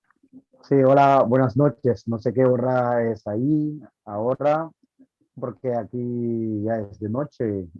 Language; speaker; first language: Spanish; non-native, fluent; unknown